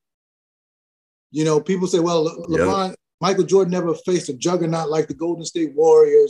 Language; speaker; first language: English; native; English